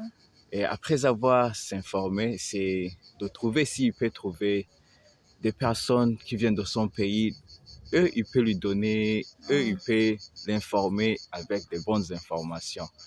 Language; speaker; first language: French; non-native, local second language; Rundi